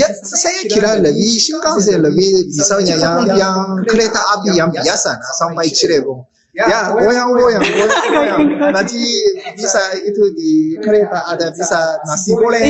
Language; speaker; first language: Indonesian; non-native, learner; Japanese